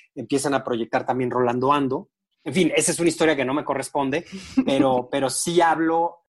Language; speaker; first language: Spanish; native; Spanish